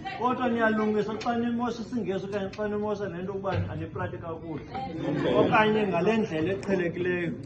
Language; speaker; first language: Xhosa; non-native, local second language; English